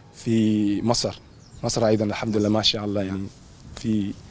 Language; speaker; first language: Arabic; non-native, fluent; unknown